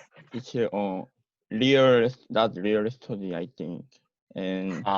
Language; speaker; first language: English; non-native, learner; Korean